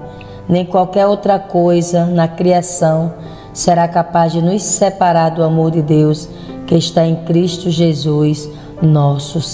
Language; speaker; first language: Portuguese; native; Portuguese